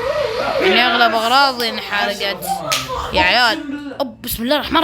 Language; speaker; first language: Arabic; native; Arabic